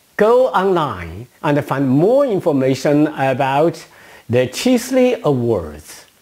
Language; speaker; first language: English; non-native, fluent; Chinese